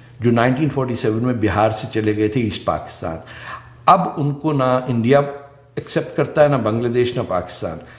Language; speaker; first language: Urdu; non-native, local second language; Punjabi